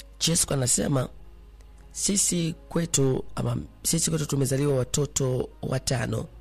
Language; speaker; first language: Swahili; native; Swahili